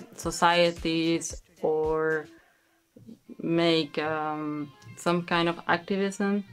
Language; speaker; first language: English; non-native, learner; Spanish